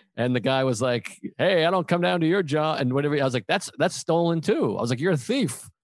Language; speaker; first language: English; native; English